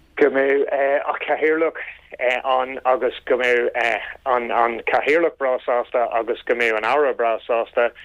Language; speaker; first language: Irish; non-native, local second language; English